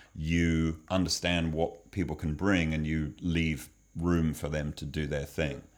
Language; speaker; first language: English; native; English